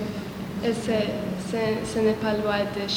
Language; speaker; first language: French; non-native, learner; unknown